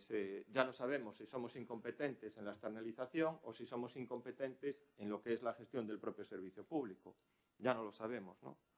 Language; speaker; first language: Spanish; native; Spanish